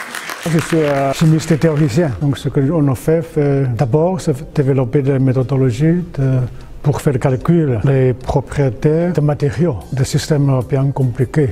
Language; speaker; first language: French; non-native, fluent; Chinese